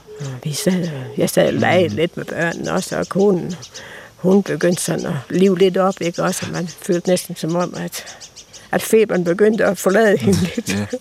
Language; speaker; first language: Danish; native; Danish